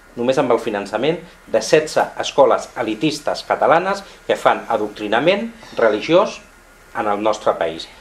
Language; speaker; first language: Catalan; non-native, local second language; Spanish